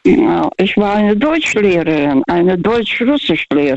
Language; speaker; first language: German; non-native, fluent; Russian